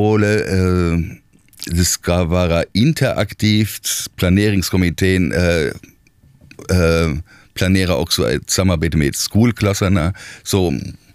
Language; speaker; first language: Swedish; non-native, fluent; German